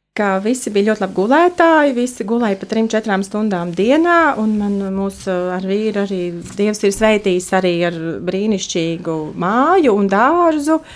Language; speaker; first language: Latvian; native; Latvian